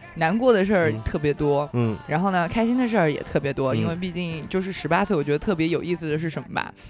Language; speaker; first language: Chinese; native; Chinese